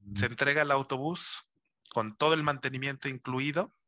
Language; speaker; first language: Spanish; native; Spanish